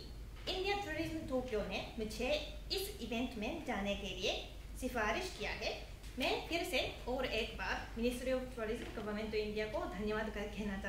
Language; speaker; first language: Hindi; non-native, fluent; Japanese